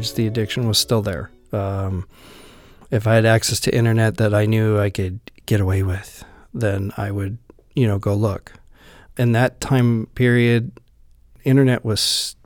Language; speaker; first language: English; native; English